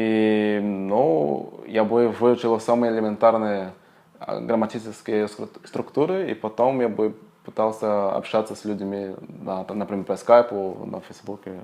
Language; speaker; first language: Russian; non-native, fluent; Portuguese